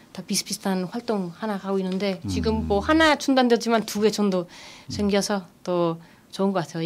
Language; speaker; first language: Korean; non-native, fluent; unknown